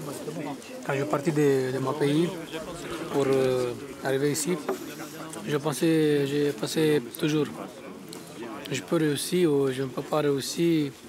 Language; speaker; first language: French; non-native, learner; Romanian